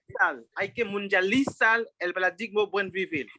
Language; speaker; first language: Spanish; non-native, fluent; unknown